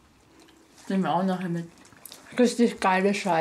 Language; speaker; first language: German; native; German